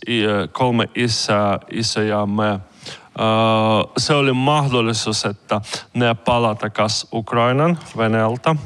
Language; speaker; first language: Finnish; non-native, learner; Ukrainian